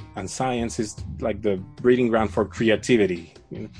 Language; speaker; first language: English; non-native, fluent; Spanish